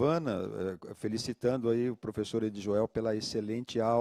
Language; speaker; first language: Portuguese; native; Portuguese